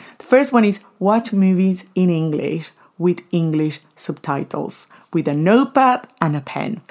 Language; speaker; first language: English; non-native, fluent; Spanish